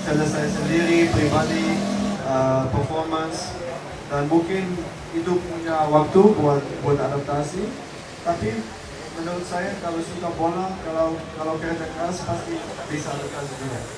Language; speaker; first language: Indonesian; non-native, fluent; Dutch